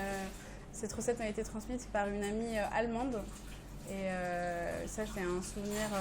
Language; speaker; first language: French; early bilingual, other home language; Persian